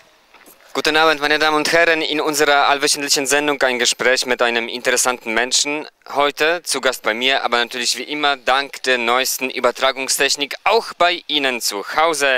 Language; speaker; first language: German; non-native, fluent; Polish